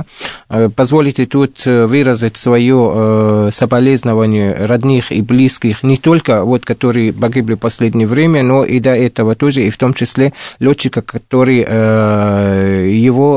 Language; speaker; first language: Russian; non-native, fluent; Arabic